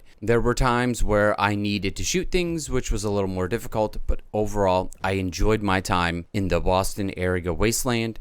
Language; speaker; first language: English; native; English